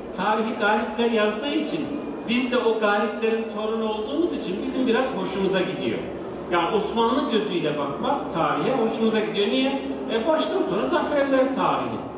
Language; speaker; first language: Turkish; native; Turkish